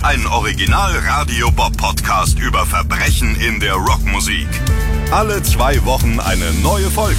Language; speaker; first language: German; native; German